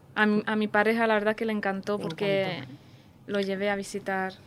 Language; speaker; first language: Spanish; non-native, fluent; Romanian